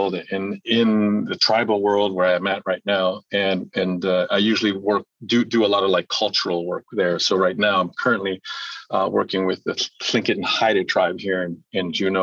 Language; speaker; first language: English; early bilingual, other home language; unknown